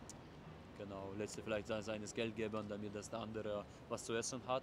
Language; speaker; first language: German; non-native, learner; Russian